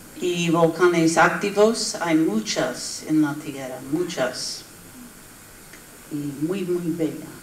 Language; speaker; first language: Spanish; non-native, learner; English